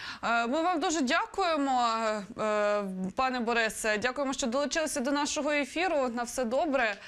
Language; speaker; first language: Ukrainian; native; Ukrainian